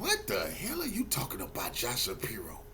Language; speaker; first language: English; native; English